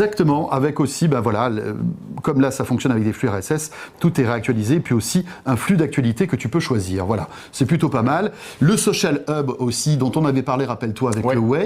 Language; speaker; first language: French; native; French